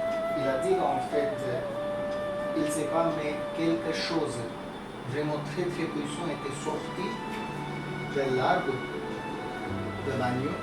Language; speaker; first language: French; non-native, learner; Hindi